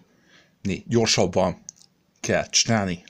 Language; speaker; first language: Hungarian; non-native, learner; Serbian